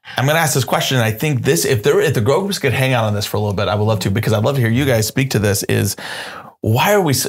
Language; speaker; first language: English; native; English